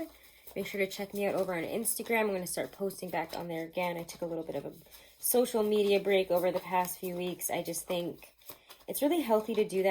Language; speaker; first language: English; native; English